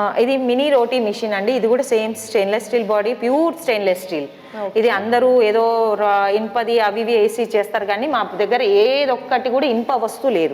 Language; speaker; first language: Telugu; native; Telugu